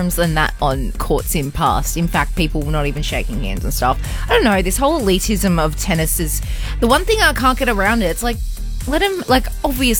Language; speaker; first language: English; native; English